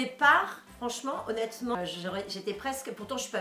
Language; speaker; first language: French; native; French